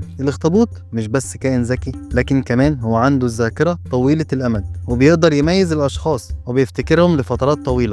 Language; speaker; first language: Arabic; native; Arabic